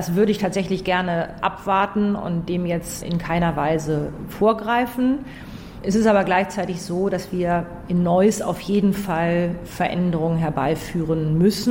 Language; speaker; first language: German; native; German